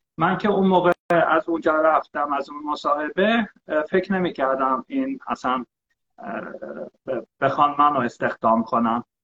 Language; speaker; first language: Persian; early bilingual, heritage; Persian